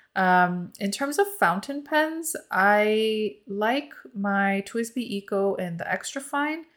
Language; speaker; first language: English; early bilingual, other home language; Korean